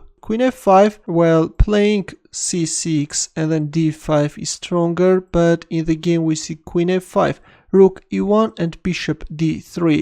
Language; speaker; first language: English; non-native, fluent; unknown